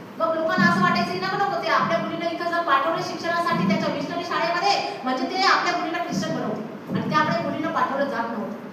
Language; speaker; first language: Marathi; non-native, local second language; Urdu